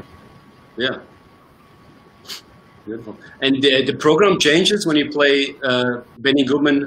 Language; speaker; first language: English; non-native, fluent; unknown